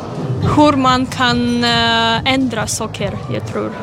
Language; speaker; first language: Swedish; non-native, fluent; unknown